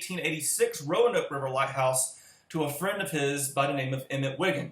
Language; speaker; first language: English; native; English